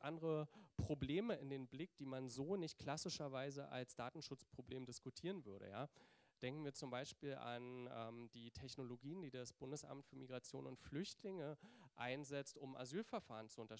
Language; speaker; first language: German; native; German